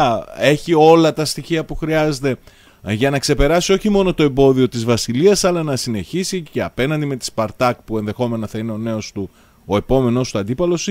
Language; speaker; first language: Greek; native; Greek